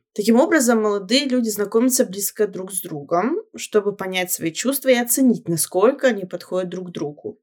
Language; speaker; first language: Russian; native; Russian